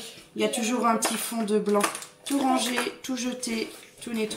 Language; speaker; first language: French; native; French